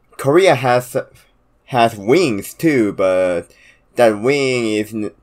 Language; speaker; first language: English; non-native, fluent; Korean